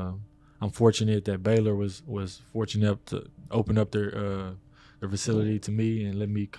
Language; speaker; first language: English; native; English